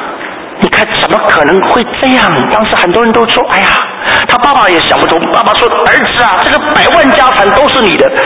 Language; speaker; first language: Chinese; native; Chinese